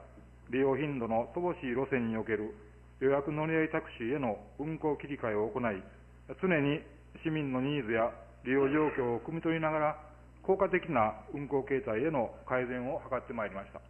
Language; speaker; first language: Japanese; native; Japanese